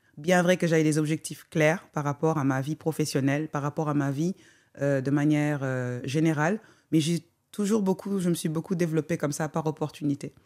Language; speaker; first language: French; non-native, local second language; Wolof